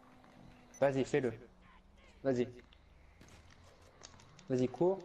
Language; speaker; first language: French; native; French